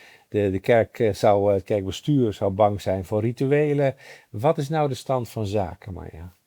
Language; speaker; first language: Dutch; native; Dutch